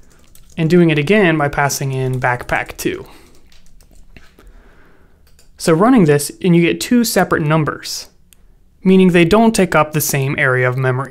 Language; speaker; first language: English; native; English